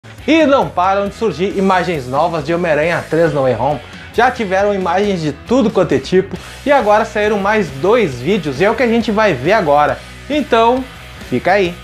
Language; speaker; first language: Portuguese; native; Portuguese